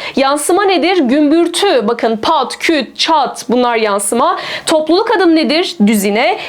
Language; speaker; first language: Turkish; native; Turkish